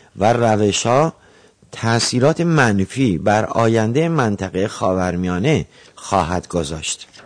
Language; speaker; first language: Persian; native; Persian